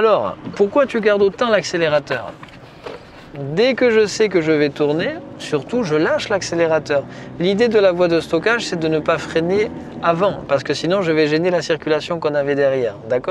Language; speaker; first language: French; native; French